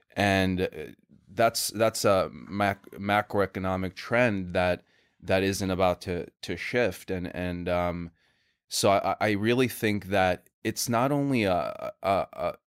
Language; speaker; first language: English; non-native, fluent; Swedish